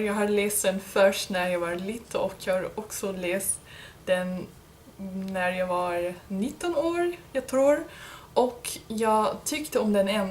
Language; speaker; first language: Swedish; non-native, learner; English